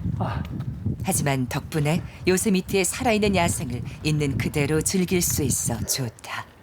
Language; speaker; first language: Korean; native; Korean